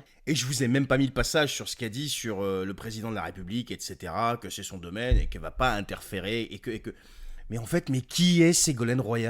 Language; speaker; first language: French; native; French